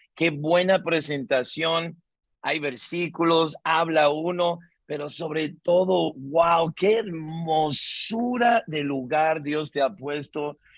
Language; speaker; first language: Spanish; native; Spanish